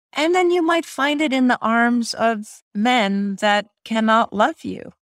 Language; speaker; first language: English; non-native, fluent; Swedish